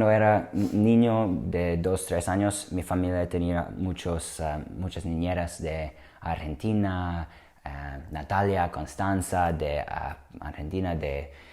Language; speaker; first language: Spanish; non-native, learner; English